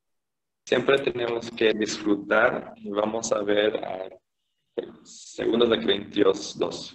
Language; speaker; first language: Spanish; non-native, fluent; Korean